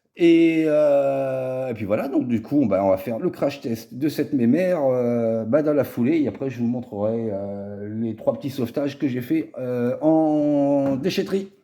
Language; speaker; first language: French; native; French